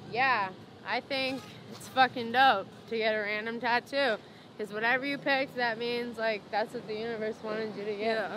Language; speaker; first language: English; native; English